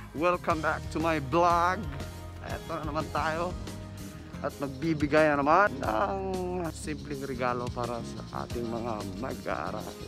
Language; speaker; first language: Filipino; non-native, local second language; Cebuano